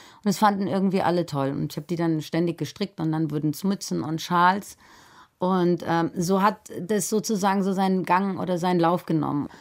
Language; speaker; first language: German; early bilingual, other home language; Persian